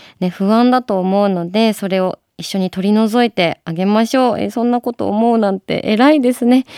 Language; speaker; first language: Japanese; native; Japanese